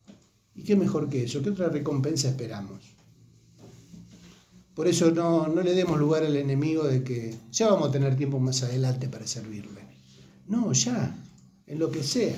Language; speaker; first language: Spanish; native; Spanish